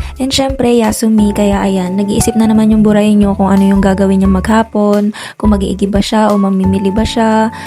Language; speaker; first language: Filipino; native; Filipino